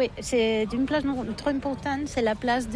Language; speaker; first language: French; non-native, learner; Catalan